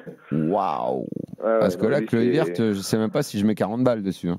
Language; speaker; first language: French; native; French